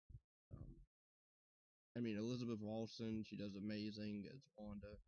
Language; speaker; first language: English; native; English